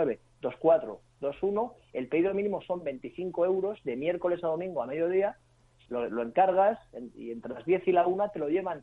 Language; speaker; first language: Spanish; native; Spanish